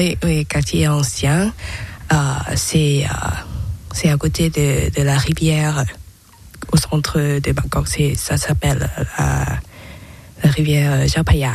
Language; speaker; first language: French; non-native, learner; Thai